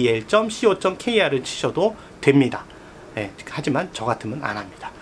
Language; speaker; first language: Korean; native; Korean